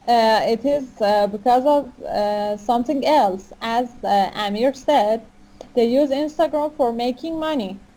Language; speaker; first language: English; non-native, fluent; Persian